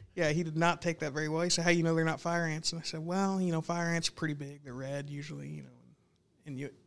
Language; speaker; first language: English; native; English